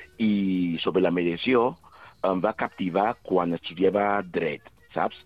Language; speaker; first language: Catalan; non-native, fluent; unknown